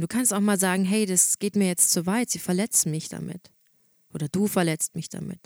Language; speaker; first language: German; native; German